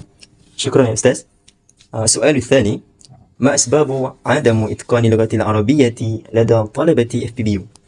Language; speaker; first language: Arabic; non-native, fluent; Malay